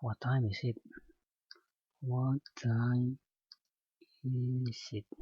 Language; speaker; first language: English; non-native, fluent; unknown